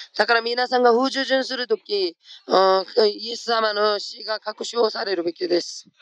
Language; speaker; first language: Japanese; non-native, fluent; Korean